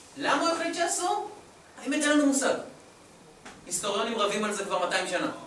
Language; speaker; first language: Hebrew; native; Hebrew